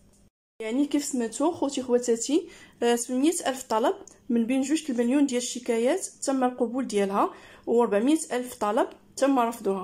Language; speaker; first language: Arabic; native; Arabic